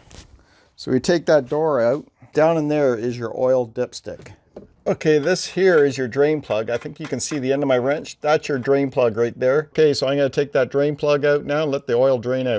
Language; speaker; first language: English; native; English